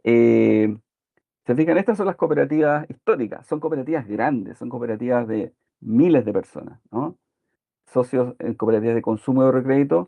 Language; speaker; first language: Spanish; native; Spanish